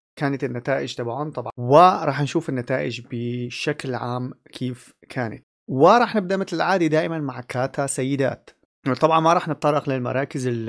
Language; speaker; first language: Arabic; native; Arabic